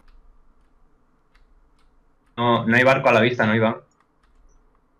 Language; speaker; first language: Spanish; native; Spanish